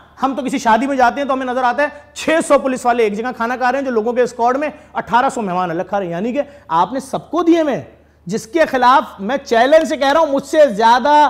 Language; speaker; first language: Urdu; native; Urdu